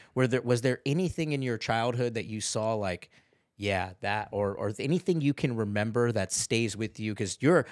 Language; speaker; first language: English; native; English